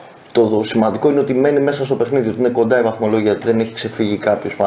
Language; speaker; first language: Greek; native; Greek